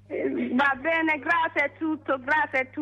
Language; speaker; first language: Italian; non-native, learner; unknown